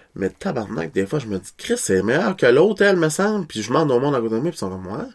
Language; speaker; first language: French; native; French